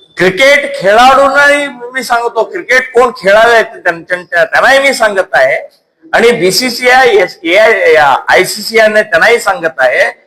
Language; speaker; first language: Marathi; non-native, local second language; Kannada